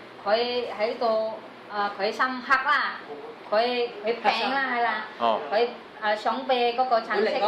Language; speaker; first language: Cantonese; non-native, learner; Indonesian